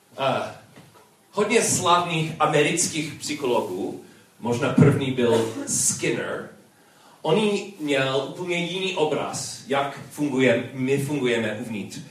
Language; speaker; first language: Czech; non-native, learner; English